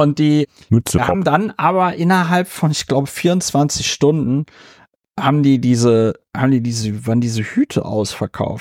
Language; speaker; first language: German; native; German